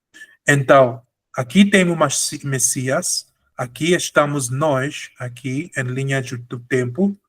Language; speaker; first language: Portuguese; non-native, fluent; Spanish